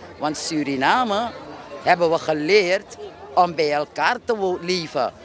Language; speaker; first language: Dutch; native; Dutch